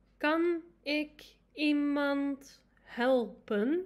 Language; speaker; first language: Dutch; non-native, fluent; Arabic